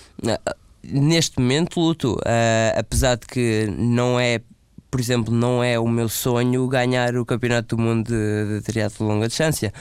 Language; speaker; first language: Portuguese; native; Portuguese